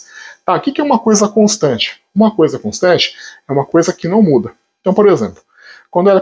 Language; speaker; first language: Portuguese; native; Portuguese